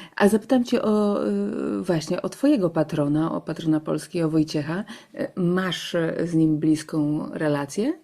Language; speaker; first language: Polish; native; Polish